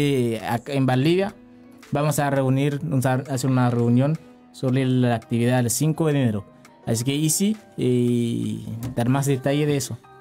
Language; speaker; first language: Spanish; non-native, learner; Haitian Creole